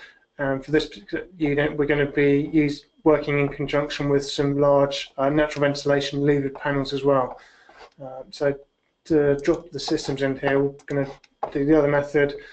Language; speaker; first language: English; native; English